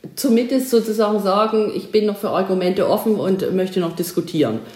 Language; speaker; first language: German; native; German